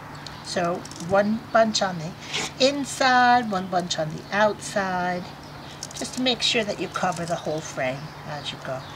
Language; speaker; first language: English; native; English